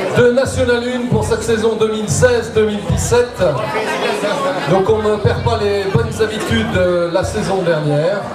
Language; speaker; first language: French; native; French